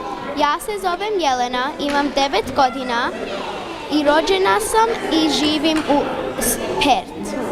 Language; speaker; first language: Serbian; early bilingual, heritage; Serbian